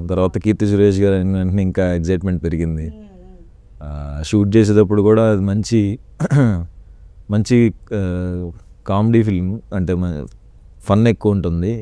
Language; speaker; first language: Telugu; native; Telugu